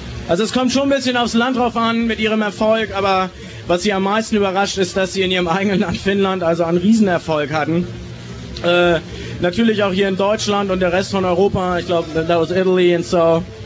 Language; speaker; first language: German; native; German